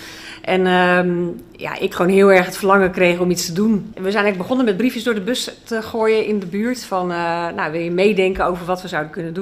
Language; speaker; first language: Dutch; native; Dutch